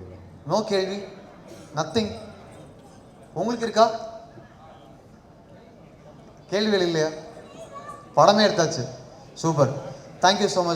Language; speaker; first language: Tamil; native; Tamil